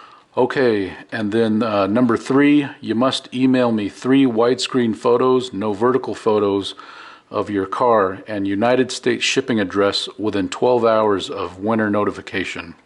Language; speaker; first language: English; native; English